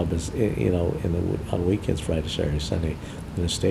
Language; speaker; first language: English; native; English